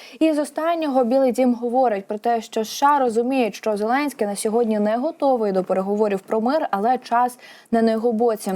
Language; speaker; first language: Ukrainian; native; Ukrainian